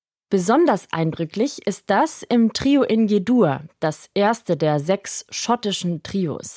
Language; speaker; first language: German; native; German